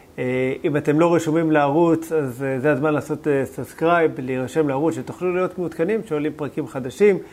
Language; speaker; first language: Hebrew; native; Hebrew